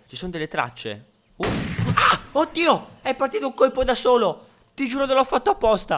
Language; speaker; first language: Italian; native; Italian